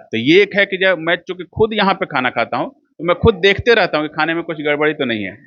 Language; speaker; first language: Hindi; native; Hindi